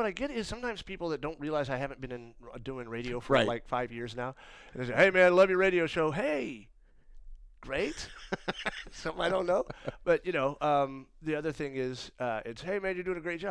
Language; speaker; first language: English; native; English